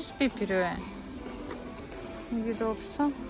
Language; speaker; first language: Korean; non-native, learner; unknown